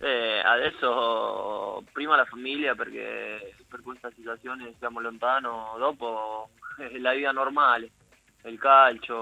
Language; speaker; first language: Italian; non-native, learner; Spanish